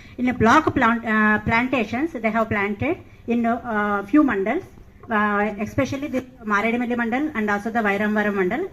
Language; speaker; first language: English; non-native, local second language; Telugu